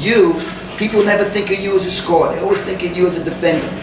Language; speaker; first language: English; native; English